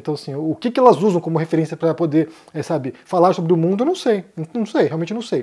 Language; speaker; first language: Portuguese; native; Portuguese